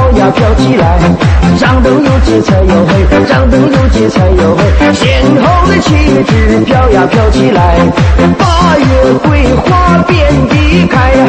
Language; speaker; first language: Chinese; native; Chinese